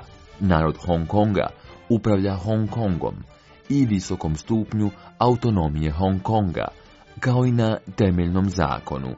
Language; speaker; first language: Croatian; non-native, fluent; Chinese